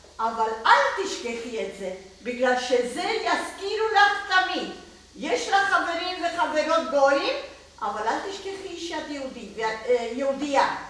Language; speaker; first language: Hebrew; non-native, fluent; Spanish